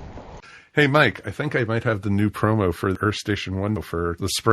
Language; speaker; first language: English; native; English